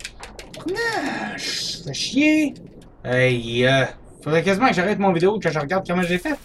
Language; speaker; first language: French; native; French